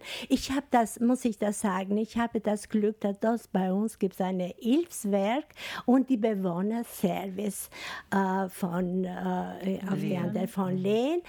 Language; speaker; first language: German; non-native, learner; Albanian